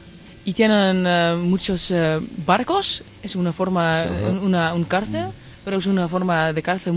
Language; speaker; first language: Spanish; non-native, fluent; Dutch